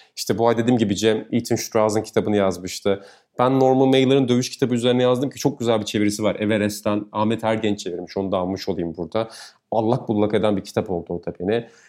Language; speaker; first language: Turkish; native; Turkish